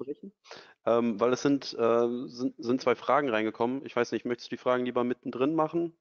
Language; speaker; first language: German; native; German